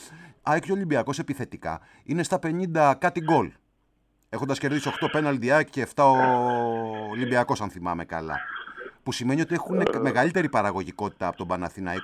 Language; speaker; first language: Greek; native; Greek